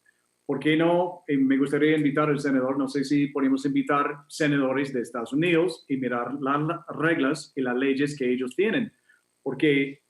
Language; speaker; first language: Spanish; non-native, fluent; English